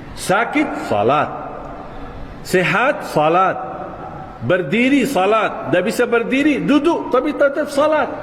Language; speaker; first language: Malay; non-native, fluent; Arabic